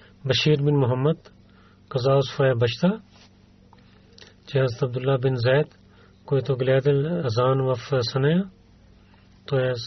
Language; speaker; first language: Bulgarian; non-native, learner; Urdu